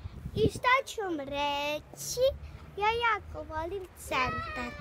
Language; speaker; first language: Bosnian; early bilingual, other home language; Russian